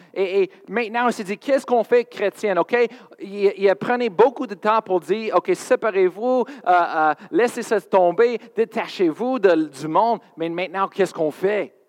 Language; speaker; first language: French; non-native, fluent; English